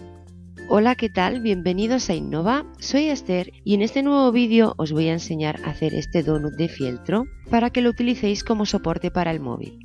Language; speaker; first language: Spanish; native; Spanish